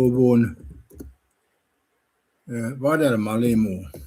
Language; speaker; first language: Finnish; native; Finnish